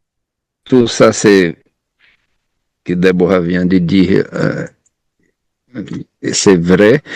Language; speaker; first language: French; non-native, fluent; Portuguese